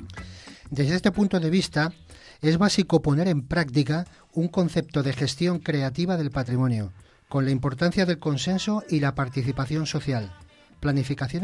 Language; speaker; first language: Spanish; native; Spanish